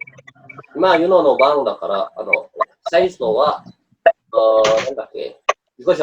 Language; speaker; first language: Japanese; non-native, learner; Indonesian